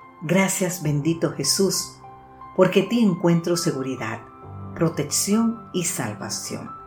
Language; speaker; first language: Spanish; native; Spanish